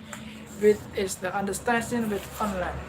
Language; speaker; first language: English; non-native, learner; Indonesian